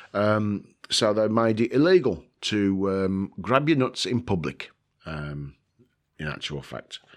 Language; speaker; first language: English; native; English